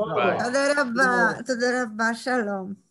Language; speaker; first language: Hebrew; non-native, learner; Polish